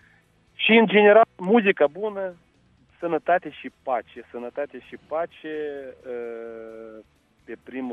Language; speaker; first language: Romanian; non-native, local second language; Russian